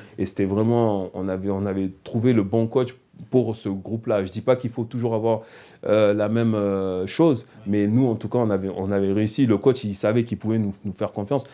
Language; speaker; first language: French; native; French